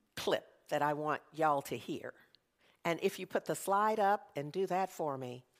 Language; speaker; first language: English; native; English